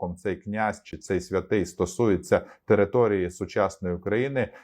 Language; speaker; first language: Ukrainian; native; Ukrainian